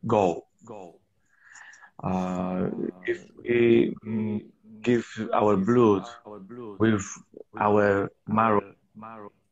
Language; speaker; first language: English; non-native, learner; Polish